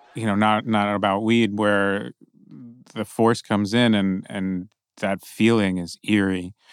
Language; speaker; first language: English; native; English